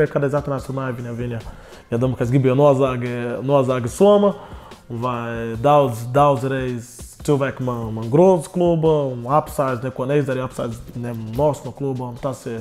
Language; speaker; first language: Latvian; non-native, learner; Portuguese